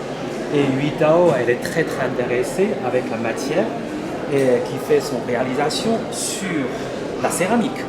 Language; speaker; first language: French; non-native, learner; Chinese